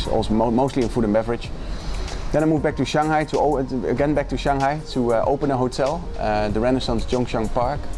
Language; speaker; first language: English; non-native, fluent; Dutch